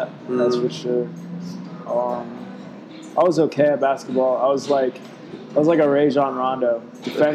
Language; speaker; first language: English; native; English